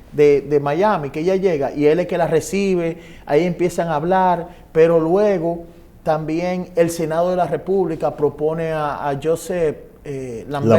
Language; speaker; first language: Spanish; native; Spanish